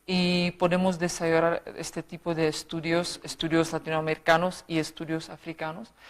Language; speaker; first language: Spanish; non-native, fluent; Czech